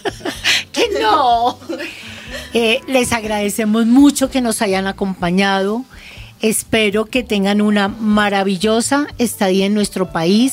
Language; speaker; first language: Spanish; native; Spanish